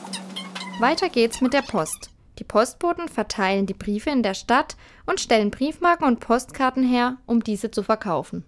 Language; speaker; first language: German; native; German